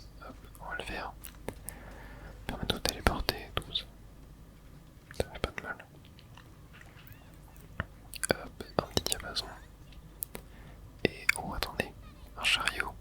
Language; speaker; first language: French; native; French